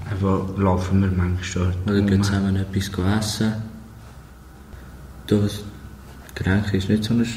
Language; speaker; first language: German; early bilingual, other home language; Albanian